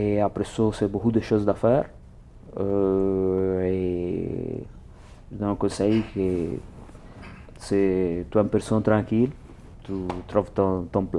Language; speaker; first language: French; non-native, learner; Italian